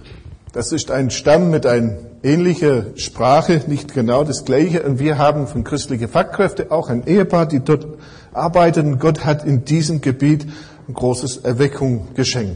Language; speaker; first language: German; non-native, fluent; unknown